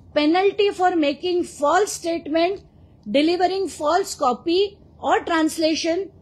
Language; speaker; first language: Hindi; non-native, local second language; Marathi